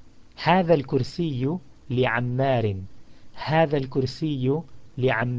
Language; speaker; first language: Arabic; non-native, fluent; English